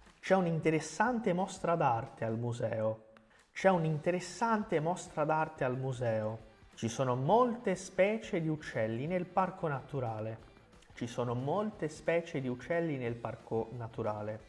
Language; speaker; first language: Italian; non-native, fluent; Portuguese